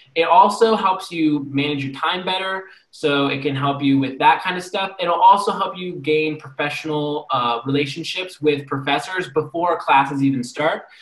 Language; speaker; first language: English; native; English